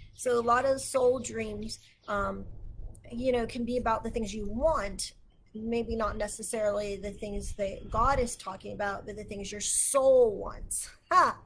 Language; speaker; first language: English; native; English